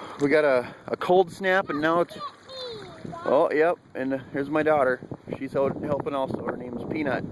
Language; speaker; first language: English; native; English